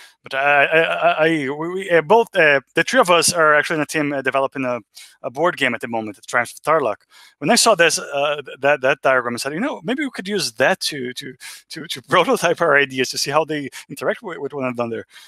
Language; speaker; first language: English; non-native, fluent; Portuguese